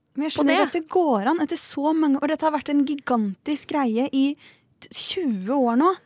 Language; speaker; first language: Norwegian; native; Norwegian